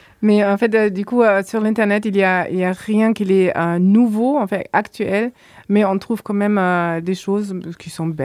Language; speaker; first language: French; non-native, fluent; German